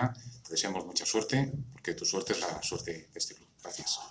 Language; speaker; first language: Spanish; native; Spanish